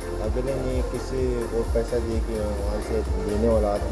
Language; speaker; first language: Hindi; non-native, learner; Tibetan